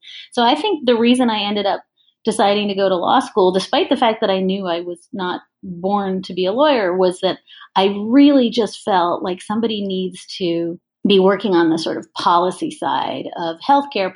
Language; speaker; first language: English; native; English